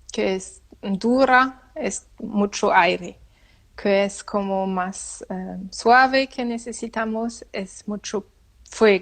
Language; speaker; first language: Spanish; non-native, learner; French